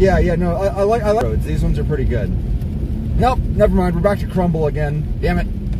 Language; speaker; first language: English; native; English